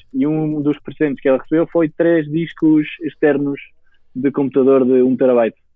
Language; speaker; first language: Portuguese; non-native, fluent; Spanish